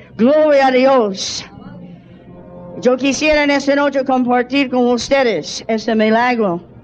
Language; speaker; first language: Spanish; non-native, fluent; English